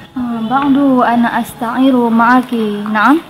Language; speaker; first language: Arabic; non-native, learner; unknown